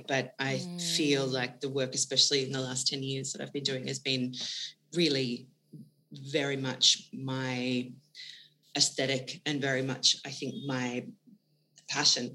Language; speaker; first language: English; native; English